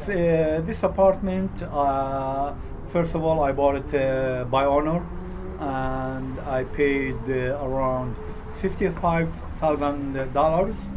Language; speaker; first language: English; non-native, fluent; Arabic